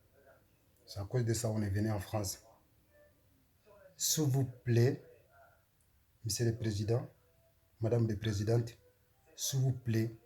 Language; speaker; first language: French; non-native, learner; Soninke